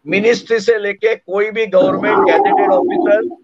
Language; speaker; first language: Hindi; non-native, local second language; Marathi